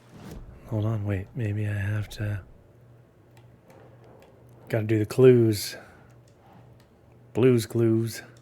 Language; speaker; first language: English; native; English